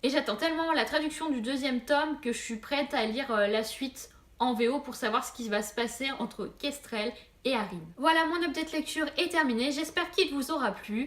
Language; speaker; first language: French; native; French